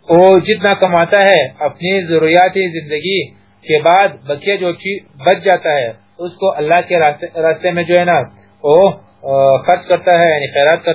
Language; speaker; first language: Urdu; non-native, local second language; Pashto